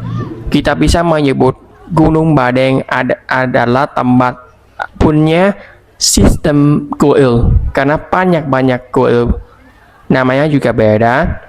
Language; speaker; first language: Indonesian; non-native, fluent; Vietnamese